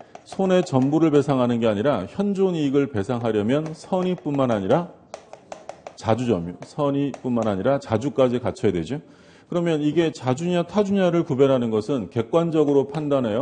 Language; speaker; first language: Korean; native; Korean